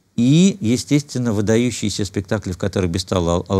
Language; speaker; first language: Russian; native; Russian